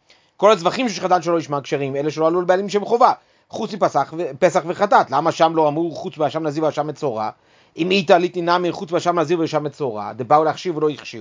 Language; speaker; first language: Hebrew; native; Hebrew